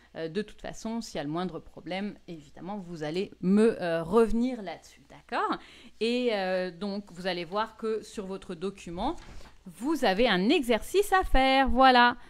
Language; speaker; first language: French; native; French